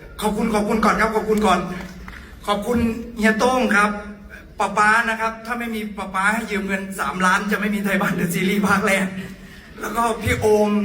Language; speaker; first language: Thai; native; Thai